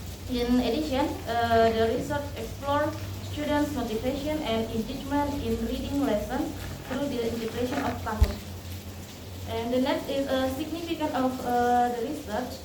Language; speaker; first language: English; non-native, learner; Indonesian